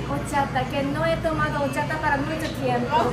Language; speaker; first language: Spanish; non-native, learner; Japanese